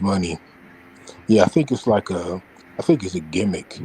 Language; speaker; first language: English; native; English